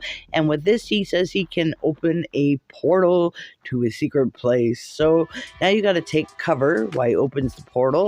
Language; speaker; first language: English; native; English